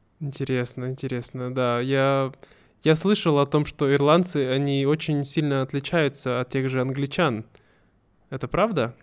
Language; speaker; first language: Russian; native; Russian